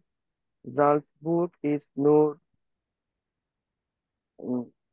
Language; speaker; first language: German; non-native, learner; Bangla